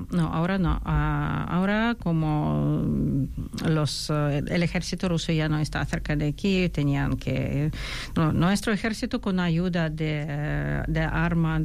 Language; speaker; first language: Spanish; non-native, fluent; Ukrainian